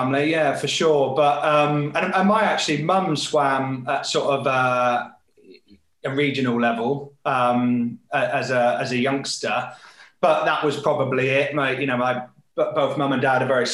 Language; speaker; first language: English; native; English